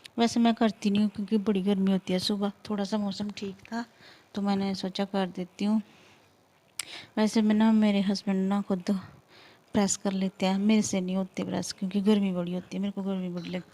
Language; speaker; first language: Hindi; non-native, local second language; Punjabi